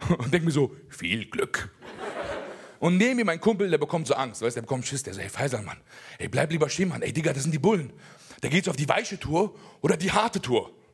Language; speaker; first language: German; early bilingual, other home language; Persian